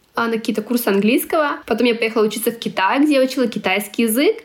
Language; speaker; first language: Russian; non-native, local second language; Tatar